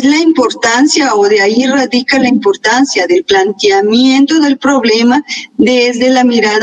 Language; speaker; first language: Spanish; native; Spanish